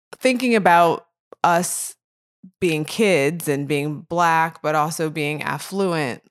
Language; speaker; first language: English; native; English